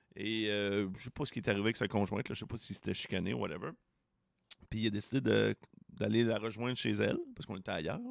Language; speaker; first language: French; native; French